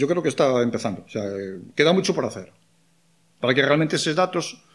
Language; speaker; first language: Spanish; non-native, local second language; Galician